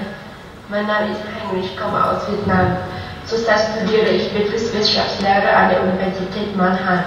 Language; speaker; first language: German; non-native, fluent; Vietnamese